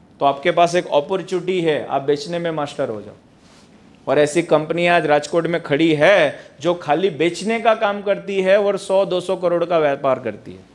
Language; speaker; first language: Hindi; non-native, local second language; Gujarati